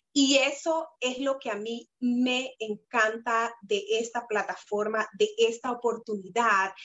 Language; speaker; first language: Spanish; native; Spanish